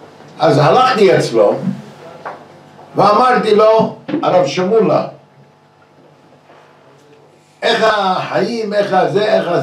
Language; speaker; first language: Hebrew; non-native, fluent; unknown